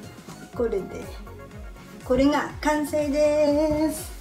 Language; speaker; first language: Japanese; non-native, fluent; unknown